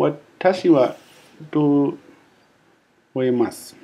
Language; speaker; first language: Japanese; non-native, learner; English